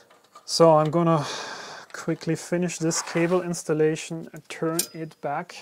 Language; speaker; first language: English; non-native, fluent; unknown